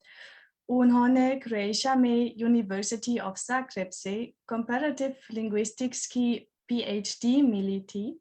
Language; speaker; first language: Hindi; non-native, learner; German